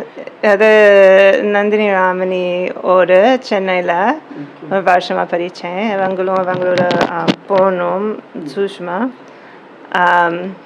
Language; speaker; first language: Tamil; non-native, learner; English